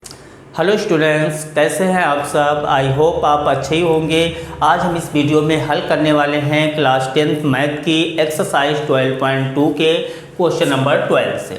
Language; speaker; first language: Hindi; native; Hindi